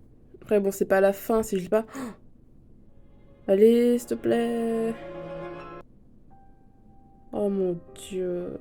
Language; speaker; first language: French; native; French